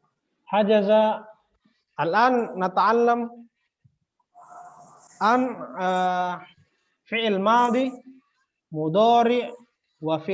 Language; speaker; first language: Arabic; non-native, fluent; Indonesian